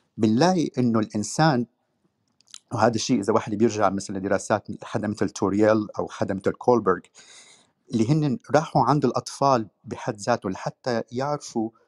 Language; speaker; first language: Arabic; native; Arabic